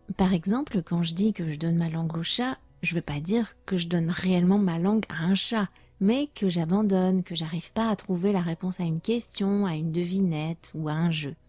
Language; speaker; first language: French; native; French